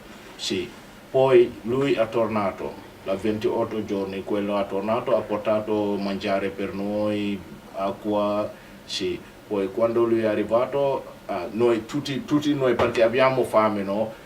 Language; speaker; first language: Italian; non-native, learner; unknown